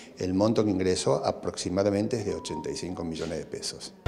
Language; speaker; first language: Spanish; native; Spanish